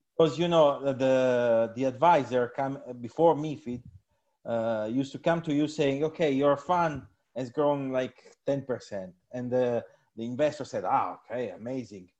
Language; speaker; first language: English; non-native, fluent; Italian